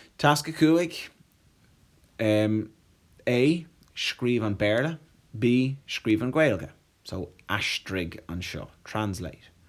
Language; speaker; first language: Irish; non-native, local second language; English